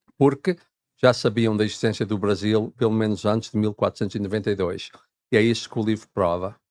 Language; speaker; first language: Portuguese; native; Portuguese